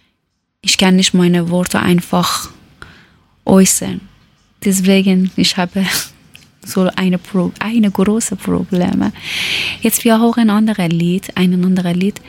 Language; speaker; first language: German; non-native, learner; Persian